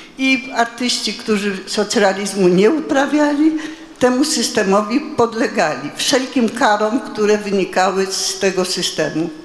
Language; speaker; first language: Polish; native; Polish